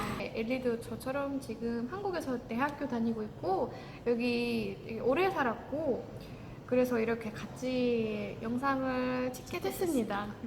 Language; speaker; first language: Korean; non-native, fluent; Estonian